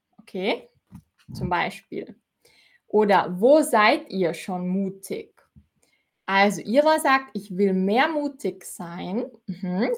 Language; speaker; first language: German; native; German